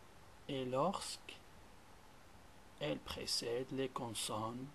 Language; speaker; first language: French; non-native, local second language; Arabic